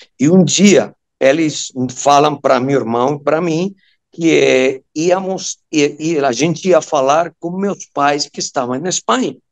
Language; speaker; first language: Portuguese; non-native, fluent; Spanish